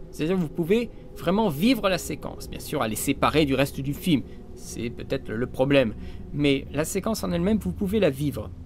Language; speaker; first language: French; native; French